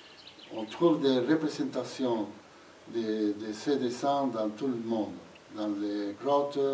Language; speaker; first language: French; non-native, fluent; Spanish